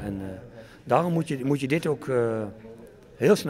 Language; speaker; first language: Dutch; native; Dutch